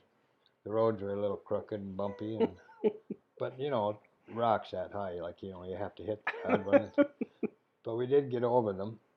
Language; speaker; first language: English; native; English